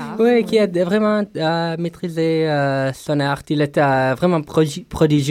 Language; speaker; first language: French; non-native, local second language; English